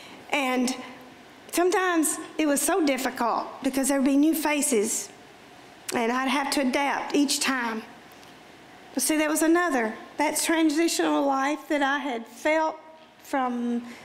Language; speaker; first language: English; native; English